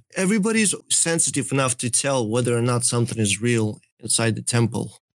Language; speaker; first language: English; early bilingual, other home language; Russian